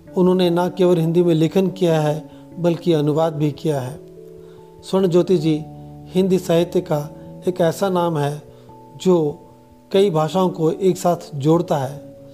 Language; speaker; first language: Hindi; native; Hindi